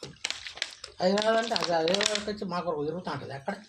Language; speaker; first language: Telugu; native; Telugu